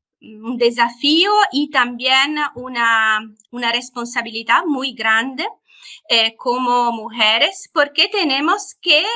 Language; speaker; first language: Spanish; non-native, fluent; Italian